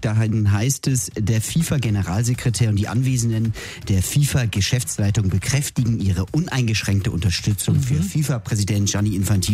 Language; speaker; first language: German; native; German